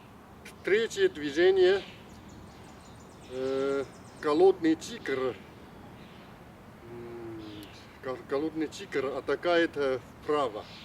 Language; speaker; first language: Russian; non-native, learner; Chinese